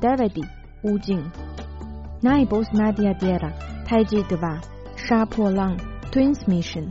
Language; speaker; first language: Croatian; non-native, fluent; Chinese